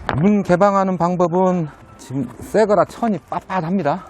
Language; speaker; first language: Korean; native; Korean